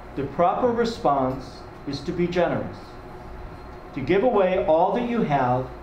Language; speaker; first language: English; native; English